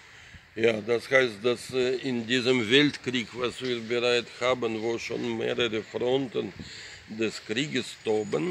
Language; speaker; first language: German; non-native, fluent; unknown